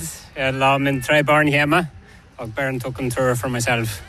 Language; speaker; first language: Norwegian; non-native, fluent; English